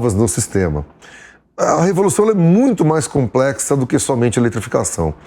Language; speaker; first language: Portuguese; native; Portuguese